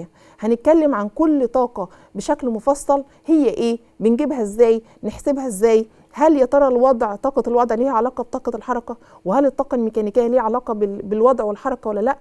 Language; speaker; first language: Arabic; native; Arabic